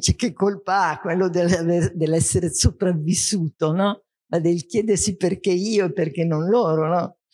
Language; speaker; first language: Italian; native; Italian